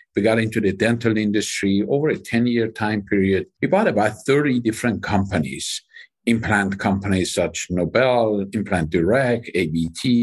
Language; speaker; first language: English; non-native, fluent; Persian